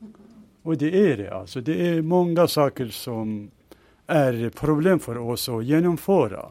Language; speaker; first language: Swedish; non-native, fluent; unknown